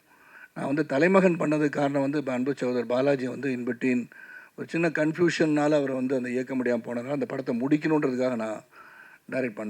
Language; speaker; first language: Tamil; native; Tamil